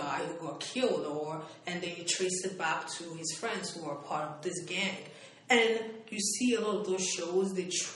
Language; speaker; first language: English; non-native, local second language; Igbo